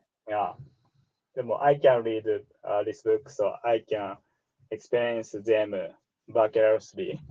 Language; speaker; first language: English; non-native, learner; Japanese